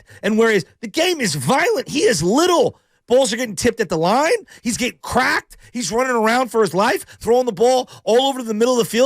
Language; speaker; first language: English; native; English